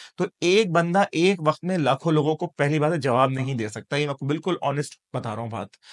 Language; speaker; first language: Urdu; native; Urdu